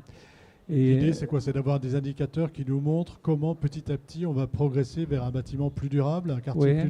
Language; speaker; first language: French; native; French